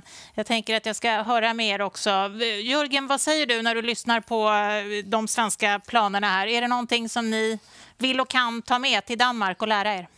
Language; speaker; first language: Swedish; native; Swedish